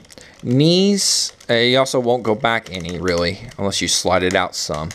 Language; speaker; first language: English; native; English